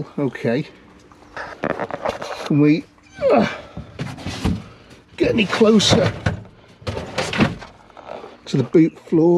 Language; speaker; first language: English; native; English